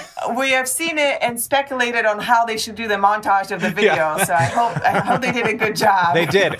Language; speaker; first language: English; non-native, fluent; French